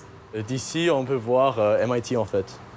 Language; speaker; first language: French; non-native, learner; English